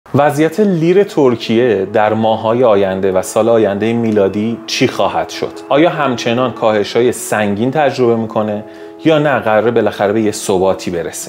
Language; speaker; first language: Persian; native; Persian